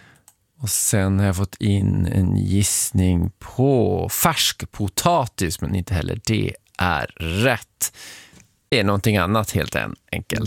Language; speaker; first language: Swedish; native; Swedish